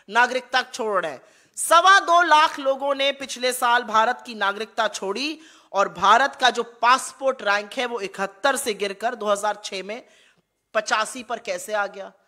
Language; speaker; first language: Hindi; native; Hindi